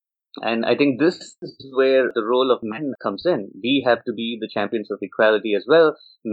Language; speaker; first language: English; non-native, local second language; Odia